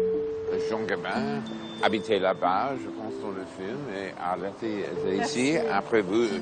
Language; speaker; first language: French; non-native, fluent; English